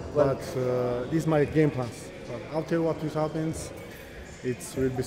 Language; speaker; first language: English; non-native, learner; Georgian